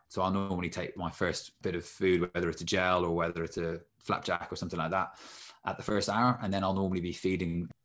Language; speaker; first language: English; native; English